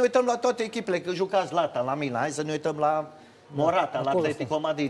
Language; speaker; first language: Romanian; native; Romanian